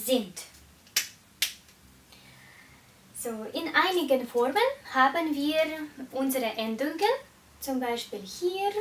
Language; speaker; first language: German; non-native, fluent; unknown